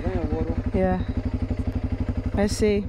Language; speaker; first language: English; non-native, fluent; Dutch